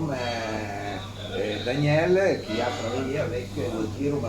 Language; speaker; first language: French; non-native, fluent; Italian